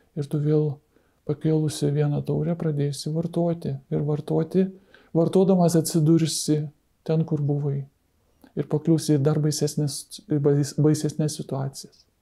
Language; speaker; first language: Lithuanian; native; Lithuanian